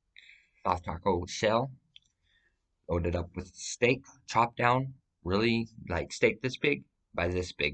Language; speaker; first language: English; native; English